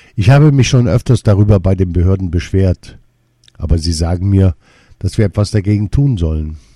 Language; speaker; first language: German; early bilingual, other home language; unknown